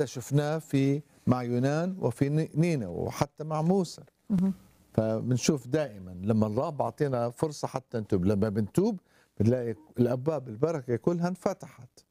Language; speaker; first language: Arabic; native; Arabic